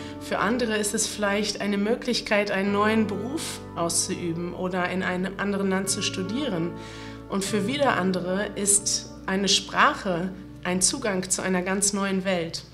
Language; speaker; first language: German; native; German